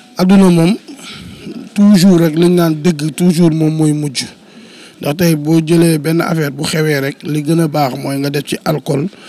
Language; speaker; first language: Wolof; native; Wolof